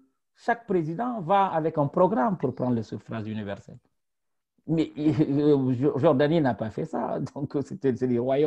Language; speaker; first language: French; non-native, local second language; Wolof